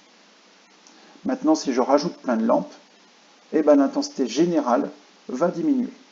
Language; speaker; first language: French; native; French